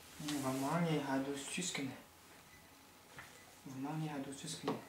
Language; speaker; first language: Danish; non-native, learner; Hakha Chin